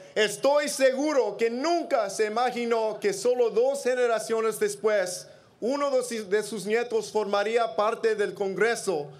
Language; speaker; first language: Spanish; early bilingual, other home language; English